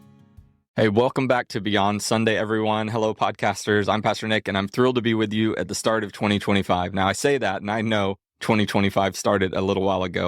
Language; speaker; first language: English; native; English